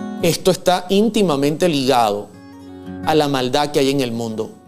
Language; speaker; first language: Spanish; native; Spanish